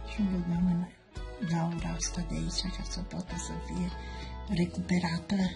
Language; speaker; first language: Italian; non-native, learner; Romanian